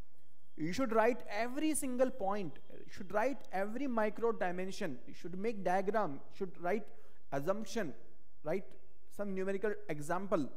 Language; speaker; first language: English; non-native, local second language; Hindi